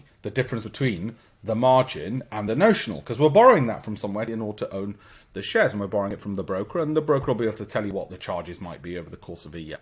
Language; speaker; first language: English; native; English